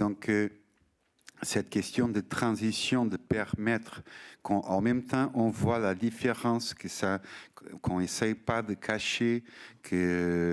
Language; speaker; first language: French; non-native, fluent; Portuguese